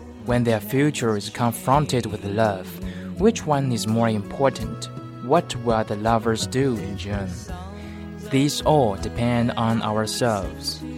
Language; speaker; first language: English; non-native, fluent; Chinese